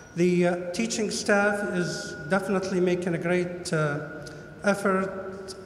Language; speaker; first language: English; non-native, fluent; Arabic